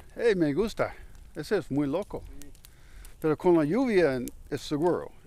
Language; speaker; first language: Spanish; non-native, learner; English